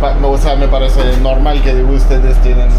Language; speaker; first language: Spanish; non-native, fluent; French